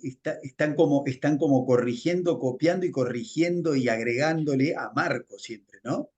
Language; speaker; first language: Spanish; native; Spanish